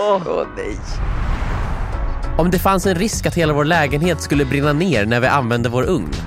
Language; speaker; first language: Swedish; native; Swedish